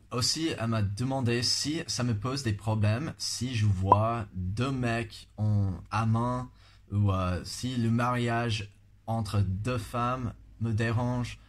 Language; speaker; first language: French; non-native, fluent; English